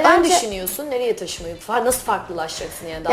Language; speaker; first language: Turkish; native; Turkish